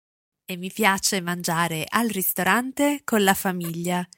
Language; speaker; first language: Italian; non-native, learner; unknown